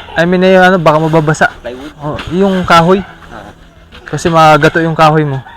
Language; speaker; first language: Filipino; native; Filipino